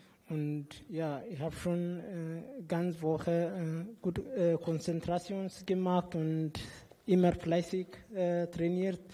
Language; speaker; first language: German; non-native, fluent; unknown